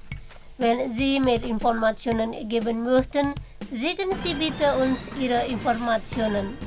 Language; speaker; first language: German; non-native, fluent; Indonesian